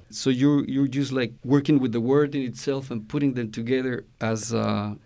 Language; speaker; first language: English; non-native, fluent; Spanish